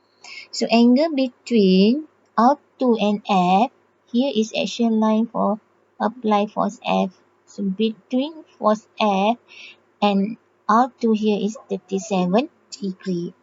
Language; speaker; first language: English; non-native, local second language; Malay